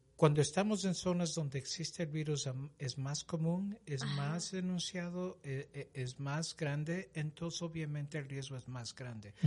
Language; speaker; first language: Spanish; native; Spanish